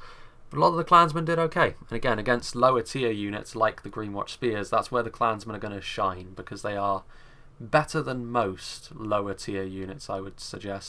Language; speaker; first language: English; native; English